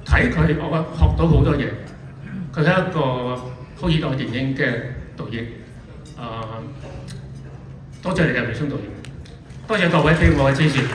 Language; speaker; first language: Cantonese; native; Cantonese